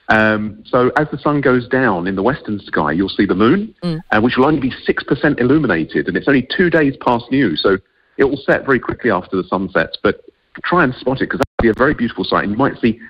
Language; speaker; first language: English; native; English